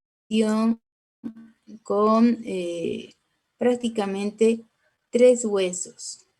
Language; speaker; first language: Spanish; native; Spanish